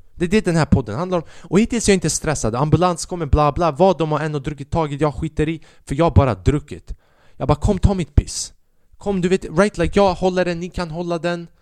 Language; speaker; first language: Swedish; early bilingual, other home language; Albanian